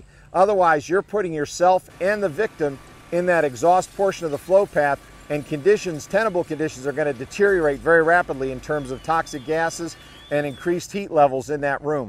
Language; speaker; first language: English; native; English